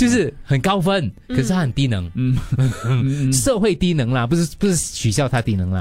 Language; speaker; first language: Chinese; native; Chinese